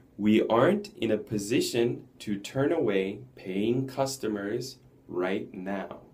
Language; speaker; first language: English; native; English